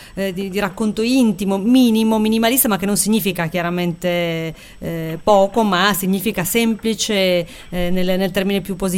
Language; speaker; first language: Italian; native; Italian